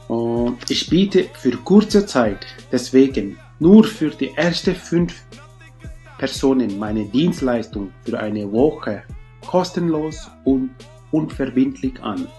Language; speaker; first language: German; non-native, learner; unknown